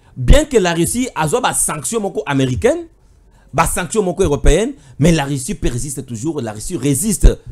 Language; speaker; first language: French; non-native, local second language; Lingala